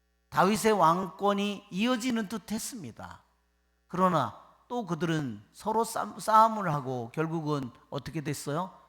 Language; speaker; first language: Korean; native; Korean